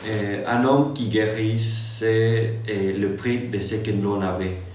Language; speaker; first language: French; non-native, learner; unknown